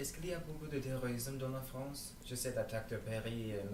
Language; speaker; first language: French; non-native, learner; English